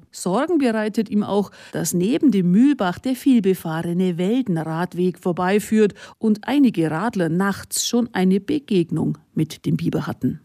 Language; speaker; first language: German; native; German